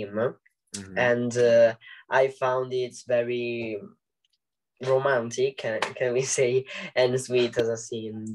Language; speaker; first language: English; non-native, learner; Italian